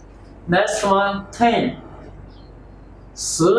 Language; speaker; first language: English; non-native, learner; Chinese